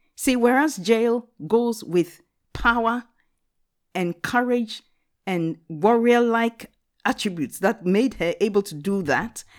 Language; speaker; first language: English; non-native, local second language; Akan